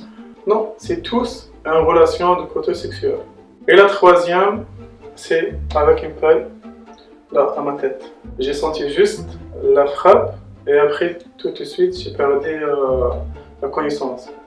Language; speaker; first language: French; non-native, local second language; Arabic